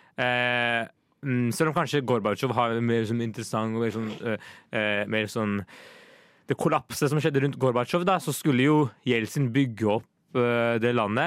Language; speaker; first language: Norwegian; native; Norwegian